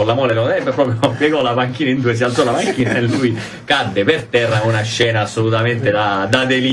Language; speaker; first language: Italian; native; Italian